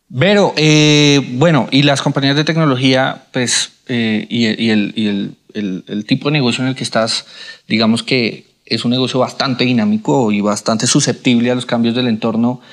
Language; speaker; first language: Spanish; native; Spanish